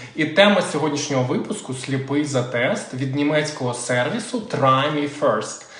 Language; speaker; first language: Ukrainian; native; Ukrainian